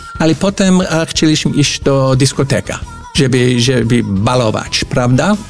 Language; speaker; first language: Polish; non-native, fluent; English